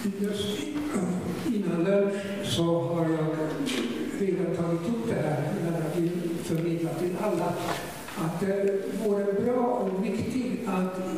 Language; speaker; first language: Swedish; non-native, fluent; German